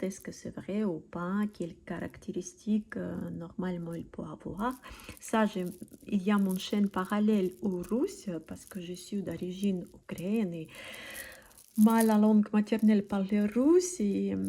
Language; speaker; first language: French; non-native, learner; Russian